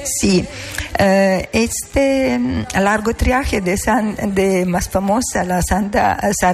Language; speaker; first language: Spanish; non-native, learner; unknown